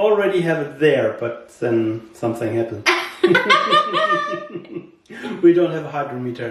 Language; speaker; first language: English; non-native, learner; German